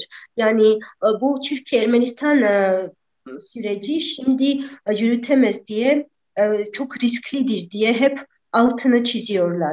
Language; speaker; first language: Turkish; non-native, fluent; Armenian